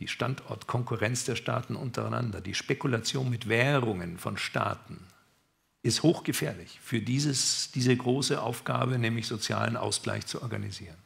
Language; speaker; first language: German; native; German